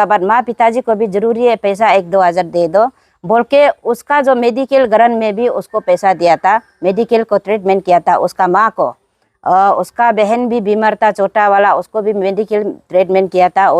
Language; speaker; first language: Hindi; non-native, local second language; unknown